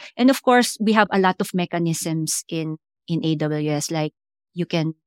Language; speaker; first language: English; non-native, local second language; Filipino